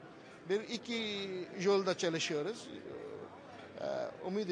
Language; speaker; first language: Turkish; non-native, fluent; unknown